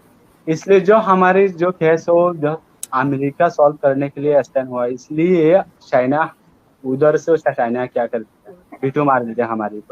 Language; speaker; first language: Hindi; non-native, learner; Rohingya